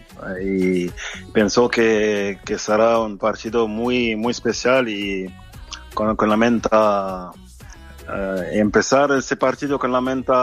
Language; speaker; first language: Spanish; non-native, fluent; French